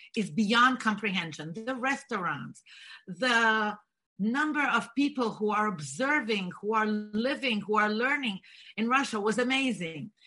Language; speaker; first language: English; non-native, fluent; Bulgarian